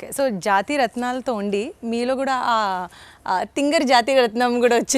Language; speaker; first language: Telugu; native; Telugu